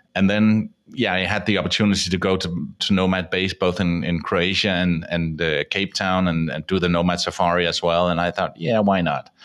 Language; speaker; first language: English; non-native, fluent; Danish